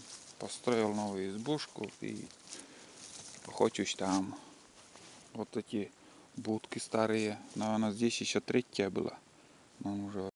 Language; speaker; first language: Russian; native; Russian